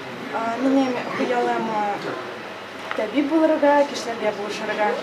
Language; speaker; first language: Tatar; non-native, local second language; Russian